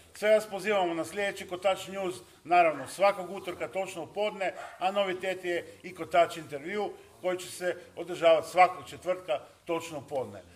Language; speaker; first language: Croatian; native; Croatian